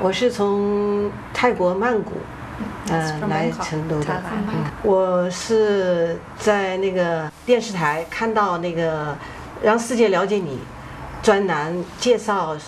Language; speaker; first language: Chinese; non-native, fluent; Thai